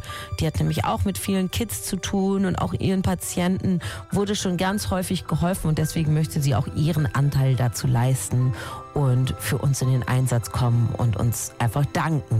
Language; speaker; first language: German; native; German